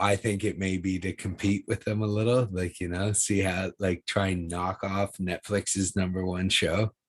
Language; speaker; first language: English; native; English